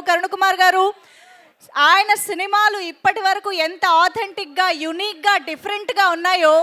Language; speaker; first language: Telugu; native; Telugu